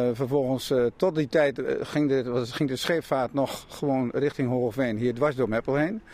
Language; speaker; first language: Dutch; native; Dutch